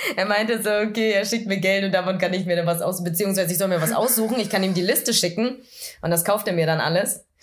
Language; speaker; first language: German; early bilingual, other home language; Vietnamese